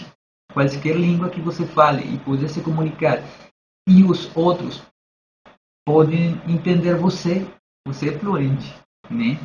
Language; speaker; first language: Portuguese; non-native, learner; Spanish